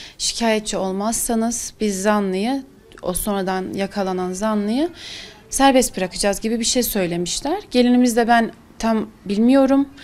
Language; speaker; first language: Turkish; native; Turkish